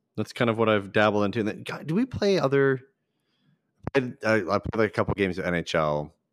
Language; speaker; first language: English; native; English